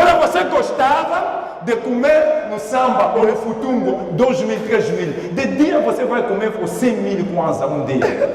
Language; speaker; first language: Portuguese; non-native, learner; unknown